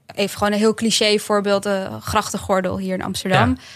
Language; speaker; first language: Dutch; early bilingual, other home language; Bosnian